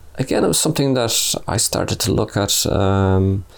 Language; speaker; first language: English; native; English